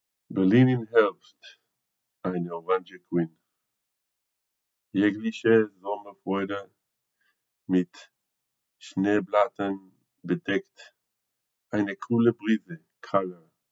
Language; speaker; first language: German; non-native, fluent; Hebrew